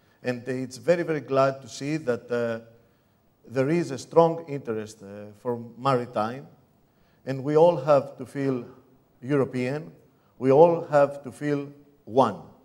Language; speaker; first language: English; non-native, fluent; Greek